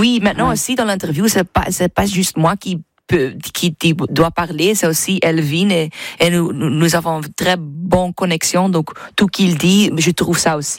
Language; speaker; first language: French; non-native, fluent; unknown